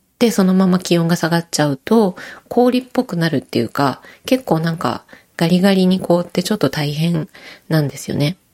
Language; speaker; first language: Japanese; native; Japanese